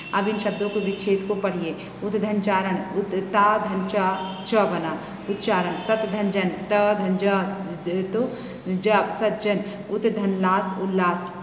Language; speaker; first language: Hindi; native; Hindi